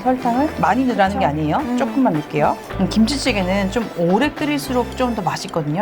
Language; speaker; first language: Korean; native; Korean